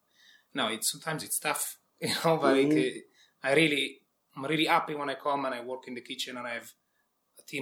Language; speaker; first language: English; non-native, fluent; Italian